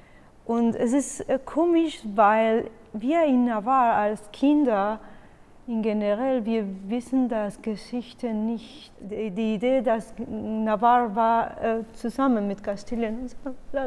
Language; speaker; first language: German; non-native, learner; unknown